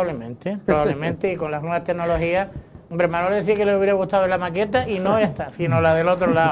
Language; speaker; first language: Spanish; native; Spanish